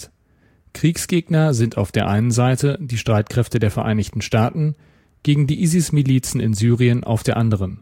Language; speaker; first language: German; native; German